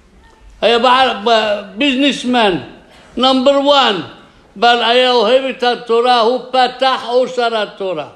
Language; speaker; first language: Hebrew; non-native, fluent; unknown